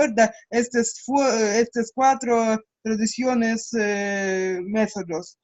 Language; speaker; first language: Spanish; non-native, learner; Russian